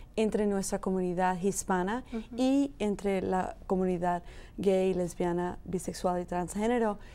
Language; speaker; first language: Spanish; early bilingual, heritage; Spanish